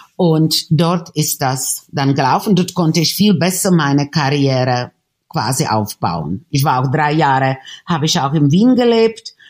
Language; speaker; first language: German; non-native, fluent; Czech